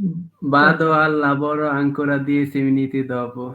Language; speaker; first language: Italian; non-native, learner; Bangla